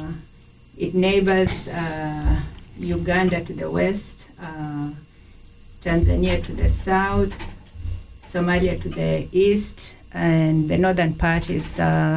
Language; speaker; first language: English; non-native, local second language; Kalenjin